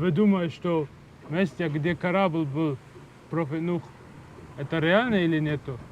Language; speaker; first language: Russian; non-native, learner; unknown